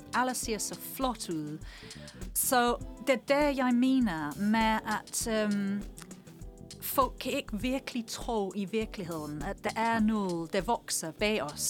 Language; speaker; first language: Danish; non-native, fluent; English